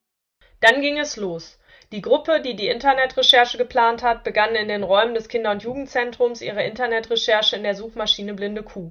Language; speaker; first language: German; native; German